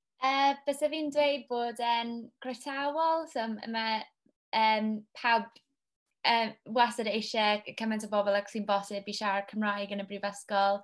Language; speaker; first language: Welsh; non-native, local second language; English